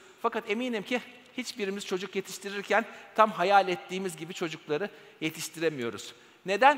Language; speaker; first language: Turkish; native; Turkish